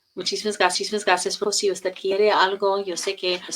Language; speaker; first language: Spanish; non-native, learner; English